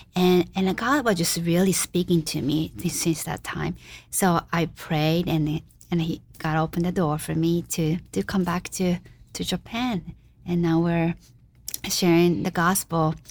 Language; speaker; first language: English; non-native, fluent; Japanese